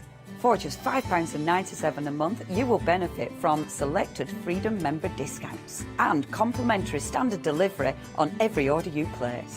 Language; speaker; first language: English; native; English